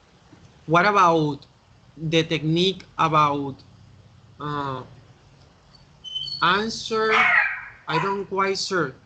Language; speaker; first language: English; non-native, learner; Spanish